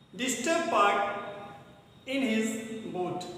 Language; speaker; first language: English; non-native, local second language; Hindi